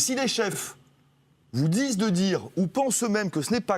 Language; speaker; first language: French; native; French